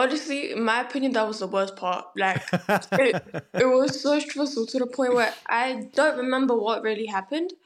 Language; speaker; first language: English; non-native, fluent; Polish